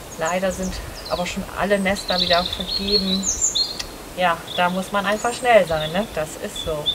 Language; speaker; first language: German; native; German